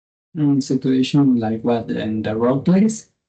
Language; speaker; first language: English; non-native, fluent; Spanish